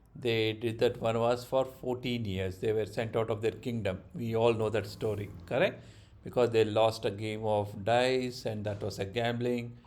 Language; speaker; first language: English; non-native, local second language; Kannada